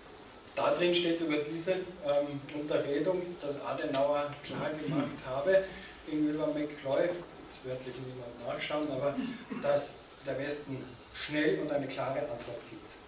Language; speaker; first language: German; native; German